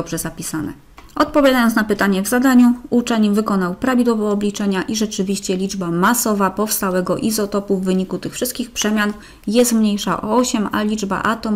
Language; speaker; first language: Polish; native; Polish